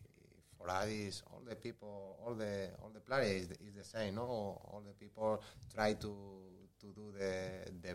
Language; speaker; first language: English; non-native, learner; Spanish